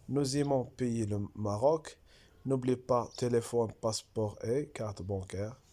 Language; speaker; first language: French; non-native, local second language; Arabic